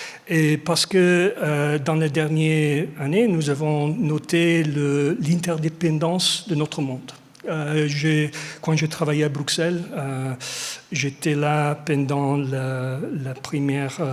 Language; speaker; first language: French; non-native, fluent; English